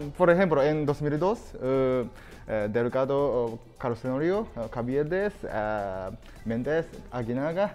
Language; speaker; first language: Spanish; non-native, fluent; Japanese